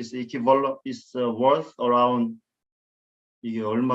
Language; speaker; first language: English; non-native, fluent; Korean